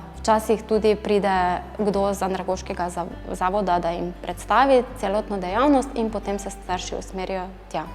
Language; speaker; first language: Slovenian; native; Slovenian